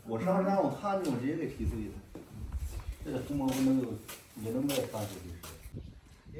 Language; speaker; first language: Chinese; native; Chinese